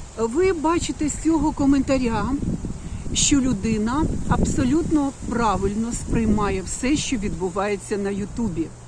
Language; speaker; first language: Ukrainian; non-native, local second language; Russian